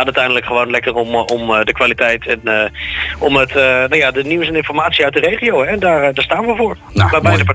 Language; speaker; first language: Dutch; native; Dutch